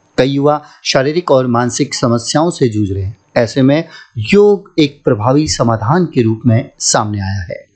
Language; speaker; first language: Hindi; native; Hindi